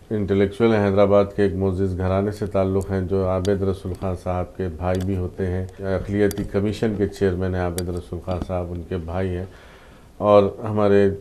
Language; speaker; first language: Hindi; non-native, local second language; Urdu